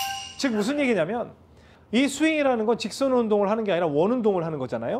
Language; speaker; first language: Korean; native; Korean